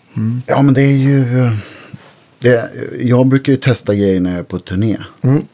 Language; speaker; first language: Swedish; native; Swedish